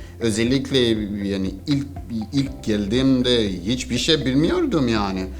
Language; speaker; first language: Turkish; non-native, learner; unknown